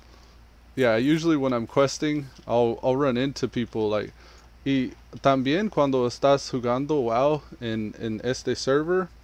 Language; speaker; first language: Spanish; non-native, learner; English